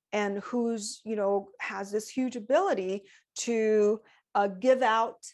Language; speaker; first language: English; non-native, fluent; Chinese